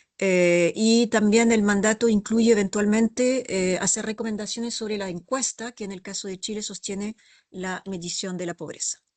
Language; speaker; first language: Spanish; non-native, fluent; French